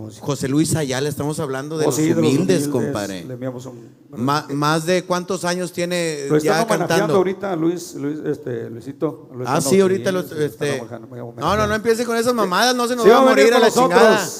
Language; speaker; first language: Spanish; native; Spanish